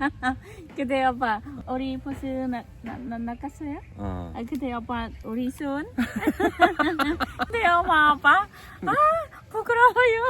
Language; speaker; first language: Korean; non-native, learner; Khmer